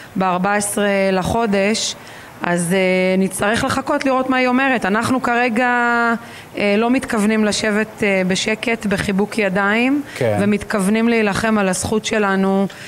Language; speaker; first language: Hebrew; native; Hebrew